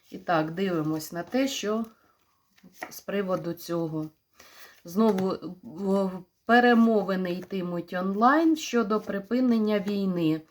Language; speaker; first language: Ukrainian; non-native, local second language; Russian